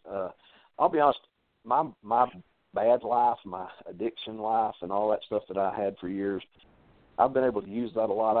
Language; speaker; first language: English; native; English